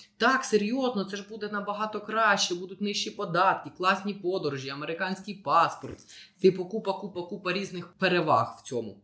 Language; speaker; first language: Ukrainian; non-native, local second language; Russian